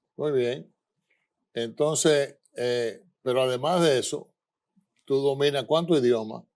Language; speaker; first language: Spanish; native; Spanish